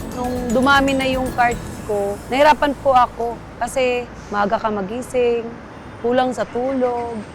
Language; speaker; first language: Filipino; native; Filipino